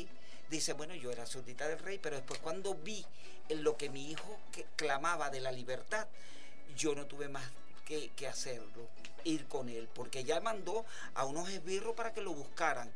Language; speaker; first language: Spanish; native; Spanish